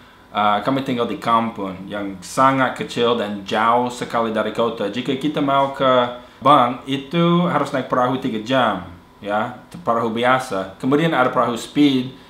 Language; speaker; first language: Indonesian; non-native, fluent; English